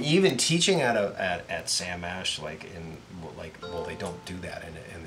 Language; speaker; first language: English; native; English